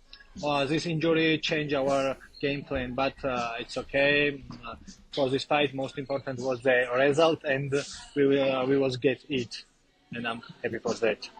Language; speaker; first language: English; non-native, learner; Georgian